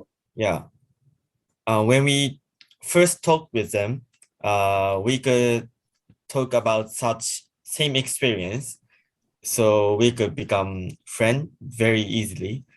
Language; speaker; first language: English; non-native, learner; Japanese